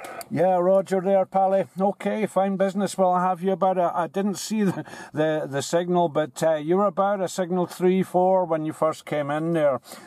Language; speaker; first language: English; native; English